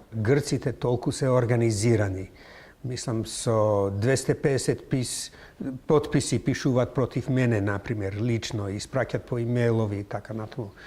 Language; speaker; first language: Macedonian; non-native, fluent; English